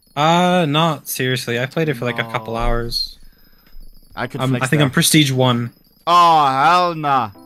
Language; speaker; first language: English; native; English